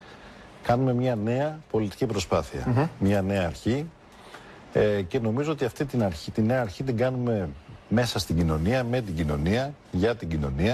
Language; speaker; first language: Greek; native; Greek